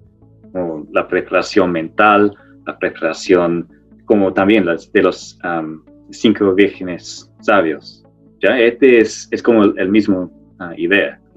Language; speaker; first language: Spanish; non-native, fluent; English